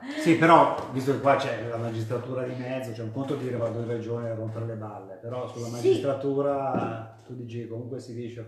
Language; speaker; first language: Italian; native; Italian